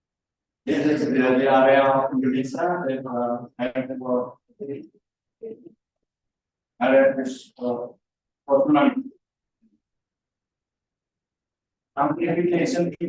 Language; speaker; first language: English; non-native, learner; Indonesian